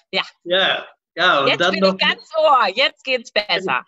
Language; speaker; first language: German; native; German